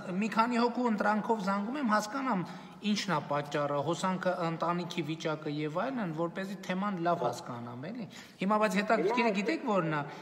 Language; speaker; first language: Armenian; native; Armenian